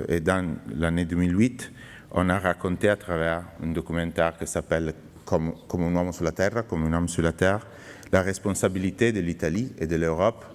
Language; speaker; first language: French; non-native, fluent; Italian